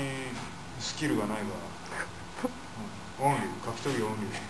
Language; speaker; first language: Japanese; native; Japanese